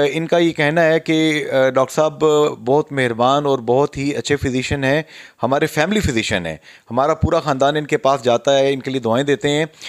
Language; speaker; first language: Urdu; non-native, local second language; Pahari-Potwari